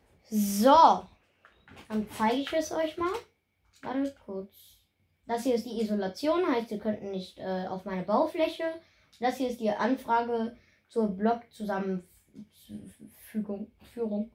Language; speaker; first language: German; native; German